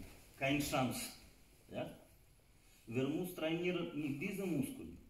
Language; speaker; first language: German; non-native, learner; Russian